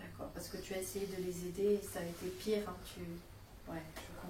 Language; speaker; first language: French; native; French